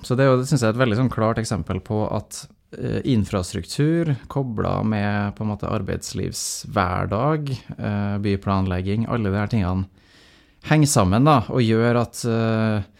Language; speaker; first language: Norwegian; native; Norwegian